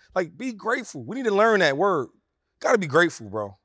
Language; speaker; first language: English; native; English